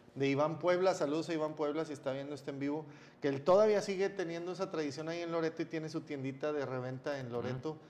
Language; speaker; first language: Spanish; native; Spanish